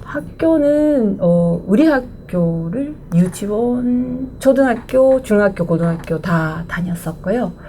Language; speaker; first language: Korean; early bilingual, heritage; Japanese